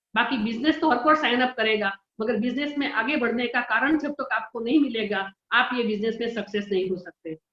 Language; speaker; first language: Hindi; non-native, local second language; Gujarati